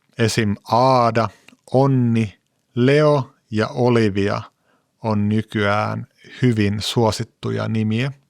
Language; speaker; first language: Finnish; native; Finnish